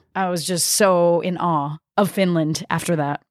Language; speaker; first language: English; early bilingual, other home language; Portuguese